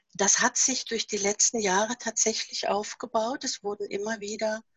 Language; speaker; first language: German; non-native, fluent; Norwegian